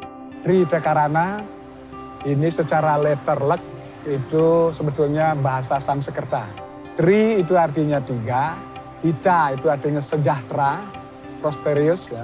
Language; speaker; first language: Indonesian; non-native, local second language; Balinese